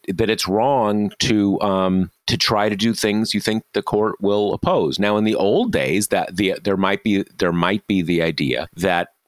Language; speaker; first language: English; native; English